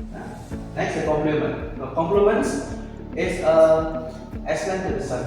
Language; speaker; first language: English; non-native, learner; Indonesian